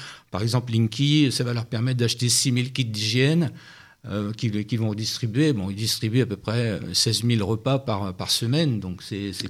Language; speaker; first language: French; native; French